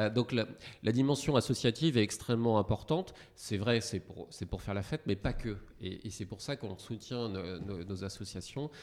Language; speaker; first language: French; native; French